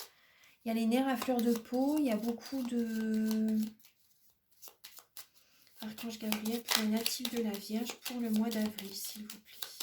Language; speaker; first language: French; native; French